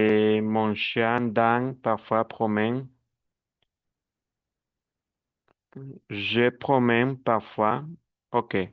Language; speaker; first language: French; non-native, fluent; Spanish